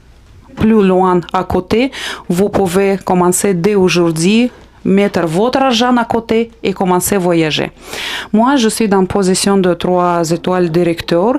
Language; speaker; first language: French; non-native, fluent; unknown